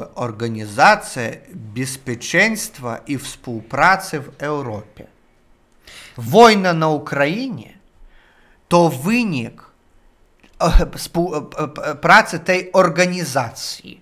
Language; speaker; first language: Polish; non-native, learner; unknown